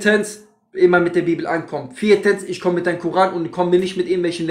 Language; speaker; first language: German; native; German